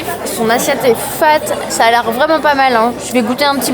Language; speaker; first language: French; native; French